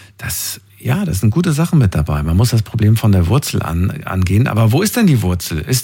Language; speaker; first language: German; native; German